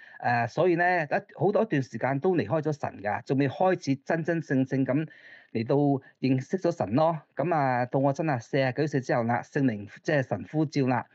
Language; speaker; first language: Cantonese; early bilingual, other home language; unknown